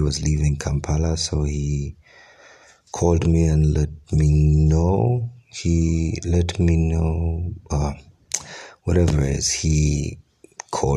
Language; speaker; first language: English; non-native, local second language; Ganda